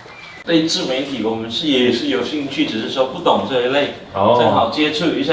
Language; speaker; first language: Chinese; native; Chinese